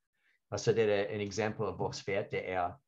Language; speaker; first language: Danish; non-native, fluent; English